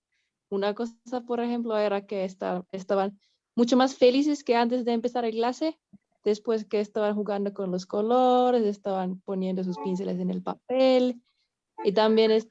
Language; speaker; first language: Spanish; non-native, fluent; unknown